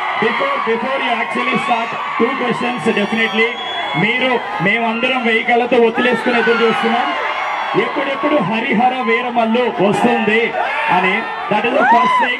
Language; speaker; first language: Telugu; native; Telugu